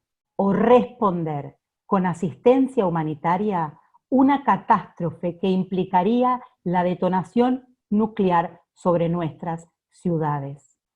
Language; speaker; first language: Spanish; native; Spanish